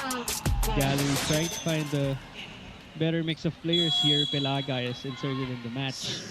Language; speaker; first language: English; non-native, local second language; Filipino